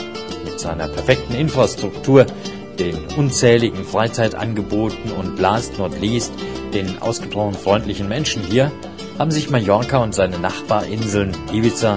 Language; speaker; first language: German; native; German